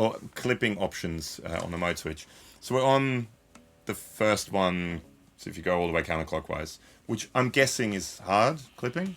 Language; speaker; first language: English; native; English